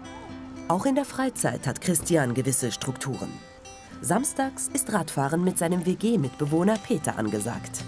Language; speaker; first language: German; native; German